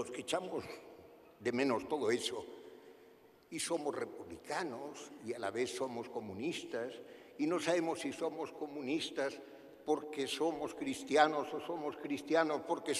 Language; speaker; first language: Spanish; native; Spanish